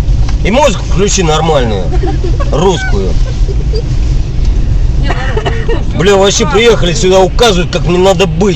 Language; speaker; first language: Russian; native; Russian